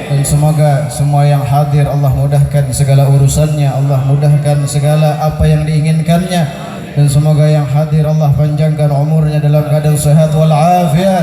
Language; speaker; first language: Indonesian; non-native, local second language; Banjar